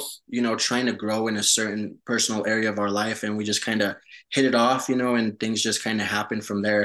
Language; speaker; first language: English; early bilingual, other home language; Spanish